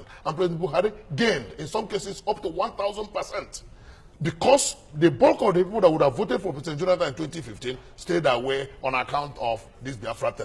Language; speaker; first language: English; non-native, local second language; Igbo